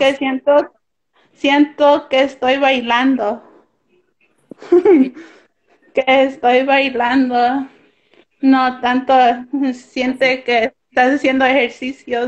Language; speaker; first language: Spanish; early bilingual, heritage; Spanish